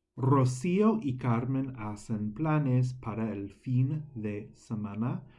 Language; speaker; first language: Spanish; non-native, fluent; English